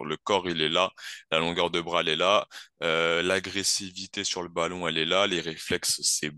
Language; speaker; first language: French; native; French